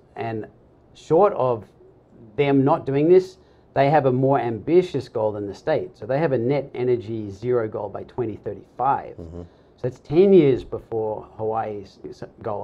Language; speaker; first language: English; native; English